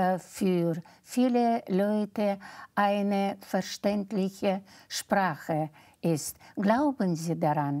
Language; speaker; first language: German; non-native, fluent; Russian